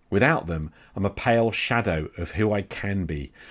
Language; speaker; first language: English; native; English